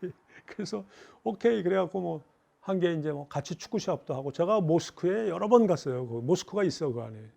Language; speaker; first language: Korean; native; Korean